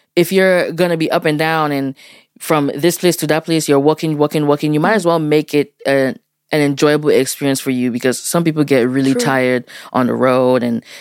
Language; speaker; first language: English; early bilingual, other home language; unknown